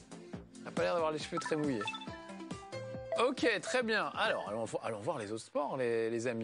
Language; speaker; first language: French; native; French